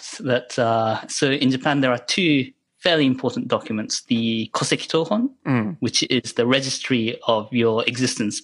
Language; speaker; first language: English; non-native, local second language; Japanese